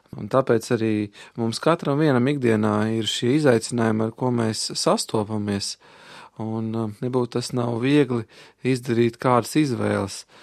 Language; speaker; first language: Latvian; native; Latvian